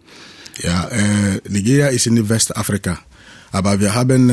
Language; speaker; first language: German; non-native, learner; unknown